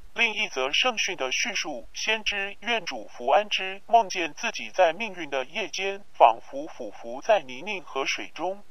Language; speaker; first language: Chinese; non-native, local second language; Cantonese